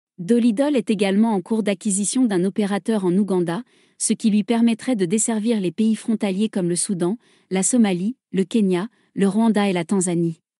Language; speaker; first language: French; non-native, local second language; Arabic